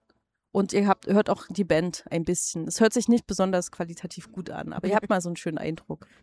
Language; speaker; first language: German; native; German